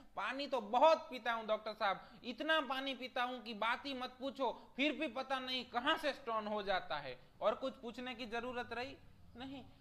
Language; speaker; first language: Hindi; non-native, local second language; Gujarati